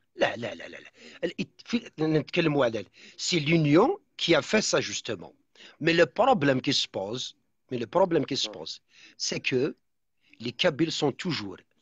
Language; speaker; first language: Arabic; non-native, local second language; Kabyle